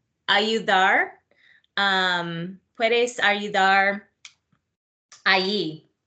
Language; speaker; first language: Spanish; non-native, learner; English